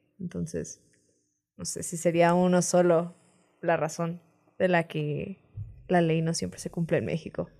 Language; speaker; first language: Spanish; native; Spanish